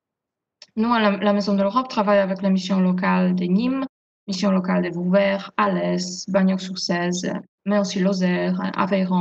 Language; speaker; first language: French; non-native, fluent; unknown